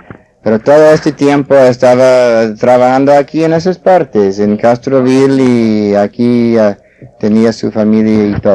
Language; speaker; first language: Spanish; non-native, fluent; English